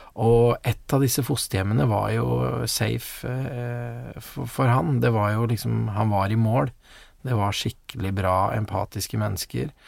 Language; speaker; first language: Norwegian; native; Norwegian